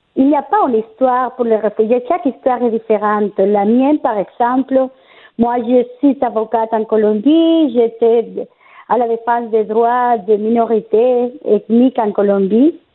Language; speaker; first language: French; non-native, fluent; Spanish